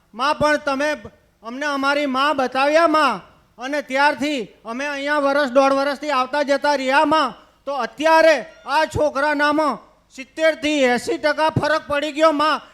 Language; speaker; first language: Gujarati; native; Gujarati